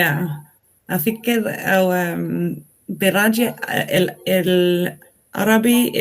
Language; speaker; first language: Arabic; non-native, learner; Swedish